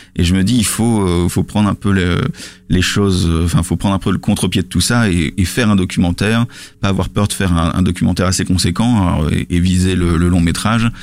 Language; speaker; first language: French; native; French